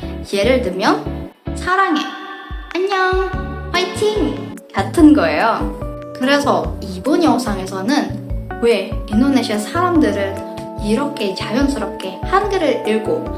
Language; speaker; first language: Korean; non-native, fluent; Indonesian